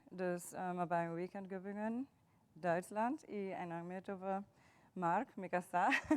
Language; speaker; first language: Dutch; non-native, local second language; Papiamento